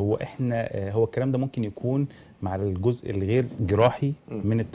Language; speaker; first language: Arabic; native; Arabic